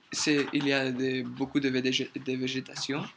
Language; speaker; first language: French; non-native, learner; Spanish